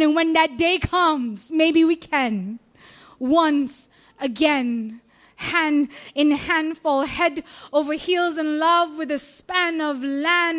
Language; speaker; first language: English; non-native, local second language; Malay